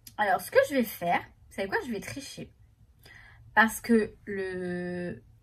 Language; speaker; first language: French; native; French